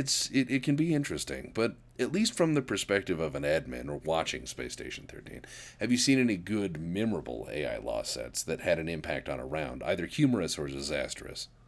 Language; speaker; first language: English; native; English